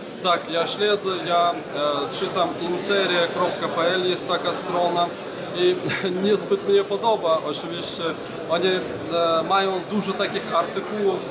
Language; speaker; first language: Polish; non-native, fluent; Belarusian